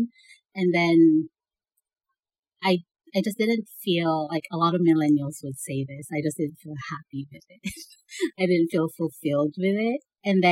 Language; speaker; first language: English; non-native, local second language; Bikol